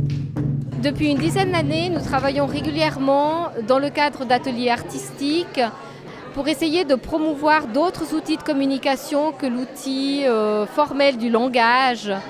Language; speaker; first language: French; native; French